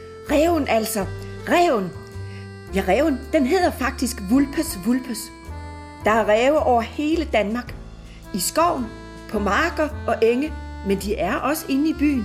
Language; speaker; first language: Danish; native; Danish